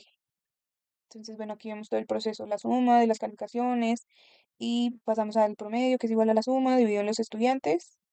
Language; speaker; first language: Spanish; native; Spanish